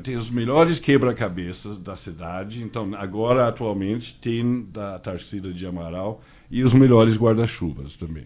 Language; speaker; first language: Portuguese; non-native, fluent; English